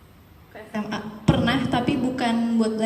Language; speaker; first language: Indonesian; native; Indonesian